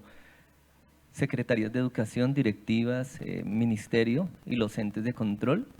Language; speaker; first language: Spanish; native; Spanish